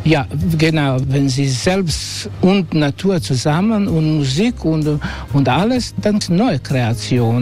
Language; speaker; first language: German; non-native, learner; Croatian